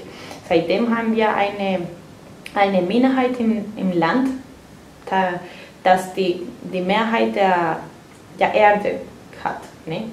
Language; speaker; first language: German; non-native, fluent; Spanish